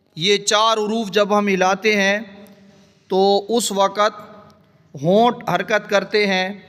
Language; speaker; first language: Urdu; non-native, local second language; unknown